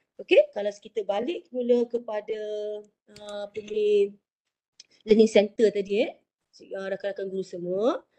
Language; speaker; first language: Malay; native; Malay